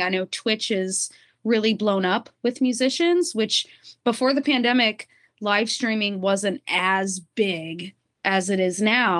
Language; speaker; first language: English; native; English